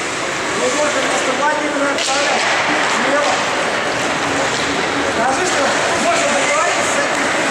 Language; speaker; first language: Russian; native; Russian